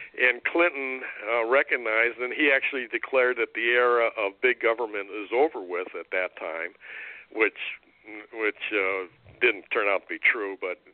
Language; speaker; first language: English; native; English